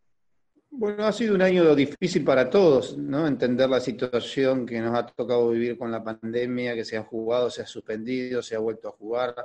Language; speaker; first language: Spanish; native; Spanish